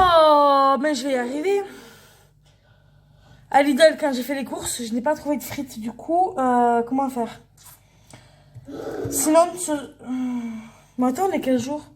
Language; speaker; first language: French; native; French